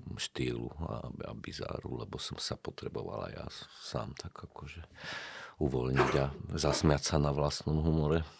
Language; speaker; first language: Slovak; native; Slovak